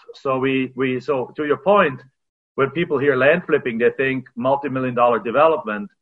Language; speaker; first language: English; non-native, fluent; German